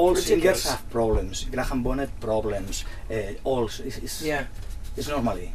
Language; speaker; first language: English; non-native, learner; Spanish